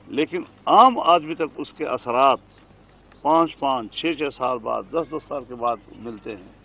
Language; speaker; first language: Urdu; non-native, local second language; Pashto